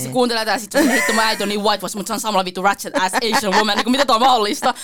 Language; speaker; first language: Finnish; early bilingual, other home language; Vietnamese